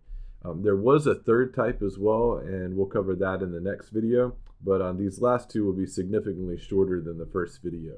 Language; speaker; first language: English; native; English